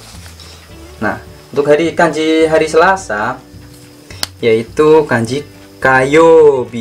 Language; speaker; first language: Indonesian; native; Indonesian